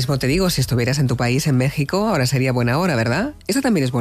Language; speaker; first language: Spanish; native; Spanish